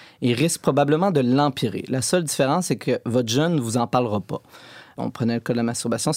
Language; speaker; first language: French; native; French